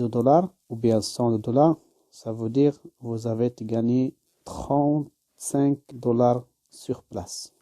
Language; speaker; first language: French; non-native, learner; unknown